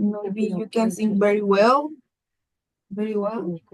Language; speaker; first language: English; non-native, learner; Spanish